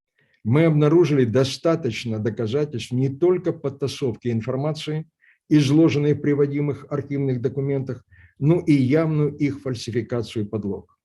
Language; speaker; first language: Russian; native; Russian